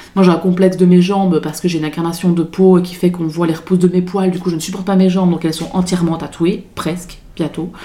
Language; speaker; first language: French; native; French